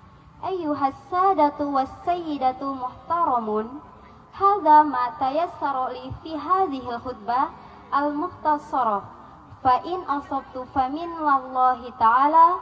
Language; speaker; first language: Arabic; non-native, learner; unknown